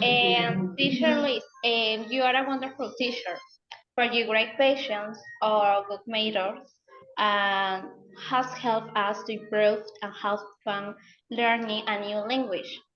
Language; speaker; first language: English; non-native, learner; Spanish